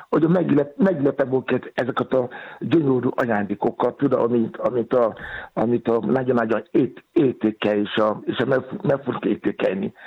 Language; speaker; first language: Hungarian; non-native, fluent; Yoruba